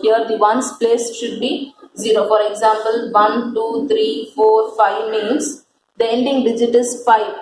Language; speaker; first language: English; non-native, local second language; Tamil